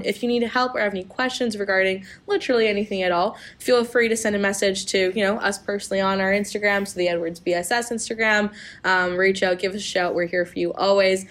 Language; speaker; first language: English; native; English